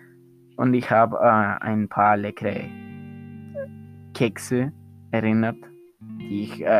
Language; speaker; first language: German; non-native, learner; Spanish